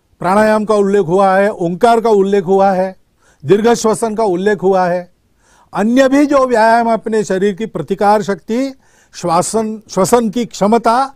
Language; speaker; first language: Hindi; non-native, local second language; Marathi